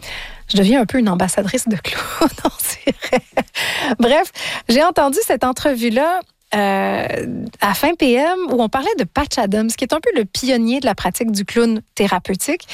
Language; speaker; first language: French; native; French